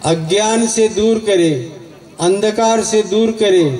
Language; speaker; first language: Hindi; non-native, local second language; Gujarati